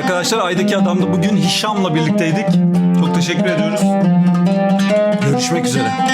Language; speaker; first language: Turkish; native; Turkish